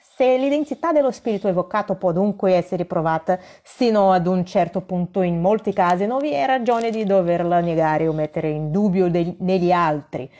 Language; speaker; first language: Italian; non-native, fluent; Portuguese